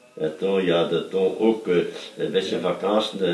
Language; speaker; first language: Dutch; early bilingual, other home language; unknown